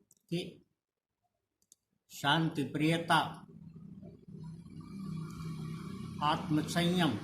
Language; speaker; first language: Hindi; native; Hindi